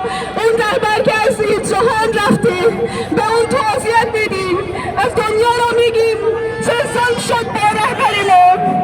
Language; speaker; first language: Persian; non-native, learner; Urdu